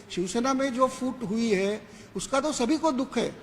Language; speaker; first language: Hindi; non-native, local second language; Marathi